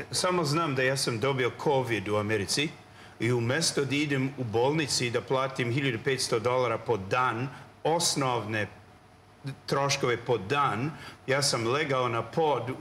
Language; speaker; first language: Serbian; non-native, learner; English